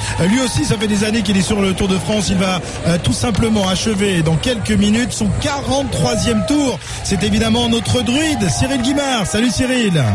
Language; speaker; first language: French; native; French